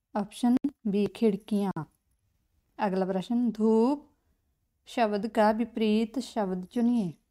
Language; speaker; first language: Hindi; non-native, local second language; Punjabi